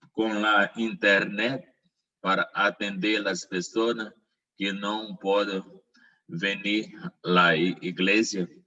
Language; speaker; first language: Portuguese; non-native, learner; Spanish